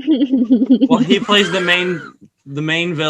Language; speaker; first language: English; native; English